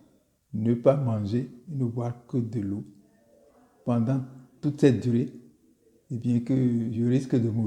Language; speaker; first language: French; non-native, local second language; Fon